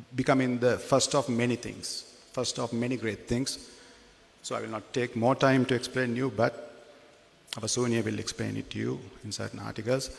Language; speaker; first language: English; non-native, local second language; Sinhala